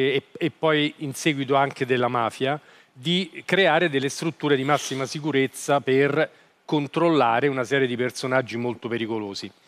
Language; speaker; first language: Italian; native; Italian